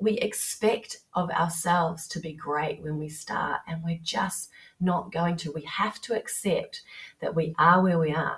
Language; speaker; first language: English; native; English